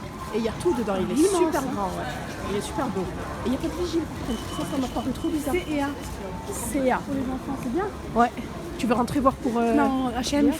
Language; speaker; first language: French; native; French